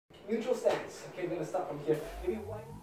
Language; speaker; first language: English; non-native, local second language; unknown